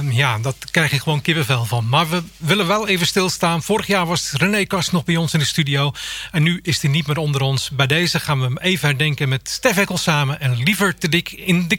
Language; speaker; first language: Dutch; native; Dutch